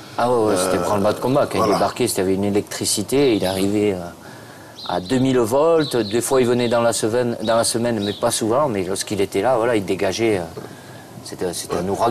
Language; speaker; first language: French; native; French